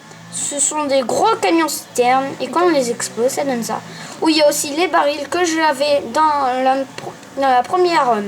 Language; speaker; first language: French; native; French